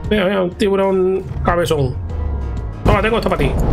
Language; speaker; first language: Spanish; native; Spanish